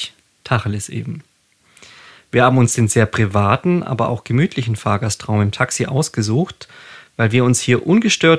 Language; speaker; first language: German; native; German